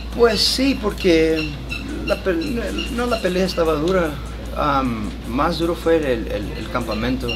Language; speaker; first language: Spanish; early bilingual, heritage; Spanish